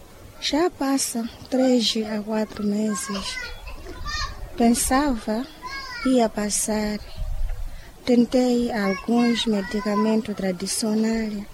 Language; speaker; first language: Portuguese; non-native, local second language; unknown